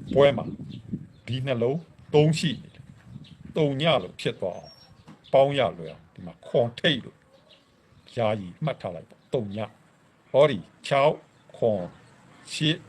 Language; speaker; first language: Burmese; non-native, local second language; Shan